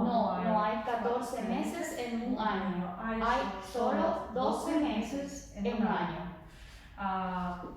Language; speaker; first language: Spanish; non-native, learner; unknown